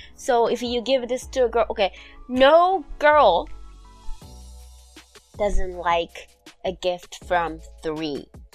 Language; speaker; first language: English; non-native, fluent; Japanese